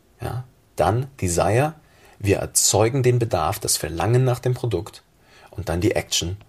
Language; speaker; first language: German; native; German